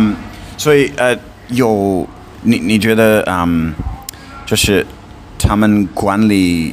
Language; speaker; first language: Chinese; non-native, fluent; English